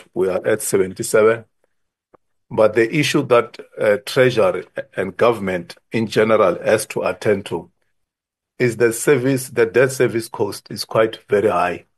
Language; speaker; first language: English; non-native, local second language; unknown